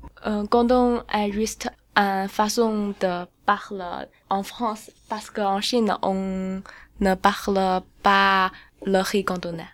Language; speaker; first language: French; non-native, learner; Chinese